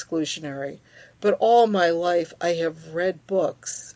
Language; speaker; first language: English; early bilingual, other home language; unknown